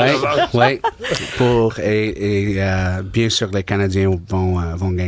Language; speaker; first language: French; non-native, local second language; English